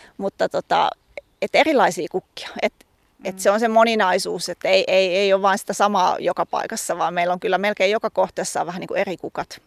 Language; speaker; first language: Finnish; native; Finnish